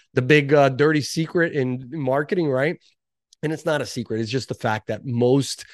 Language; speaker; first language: English; early bilingual, other home language; Portuguese